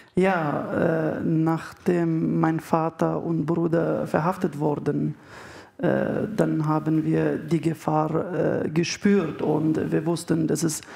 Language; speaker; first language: German; non-native, fluent; Arabic